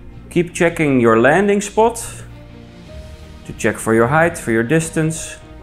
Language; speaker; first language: English; non-native, fluent; Dutch